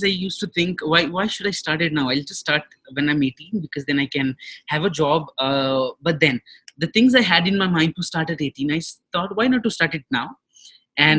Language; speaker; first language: English; non-native, local second language; Marwari